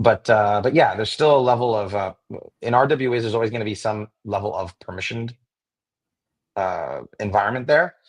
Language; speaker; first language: English; native; English